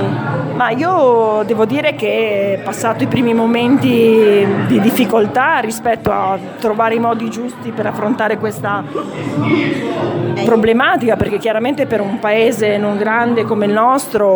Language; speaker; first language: Italian; native; Italian